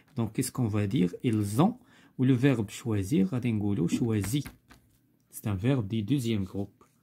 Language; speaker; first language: French; non-native, local second language; Arabic